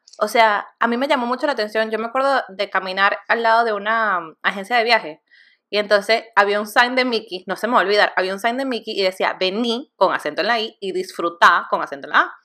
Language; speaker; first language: Spanish; native; Spanish